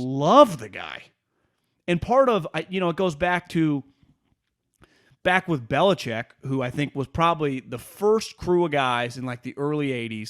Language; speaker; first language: English; native; English